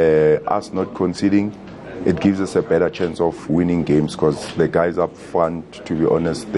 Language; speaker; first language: English; non-native, local second language; Zulu